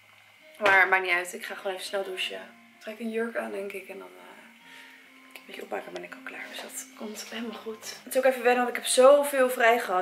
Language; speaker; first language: Dutch; native; Dutch